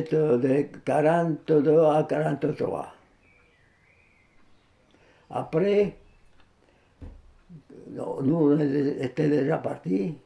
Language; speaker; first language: French; non-native, fluent; Spanish